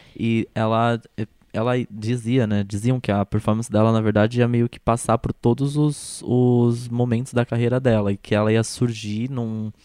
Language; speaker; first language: Portuguese; native; Portuguese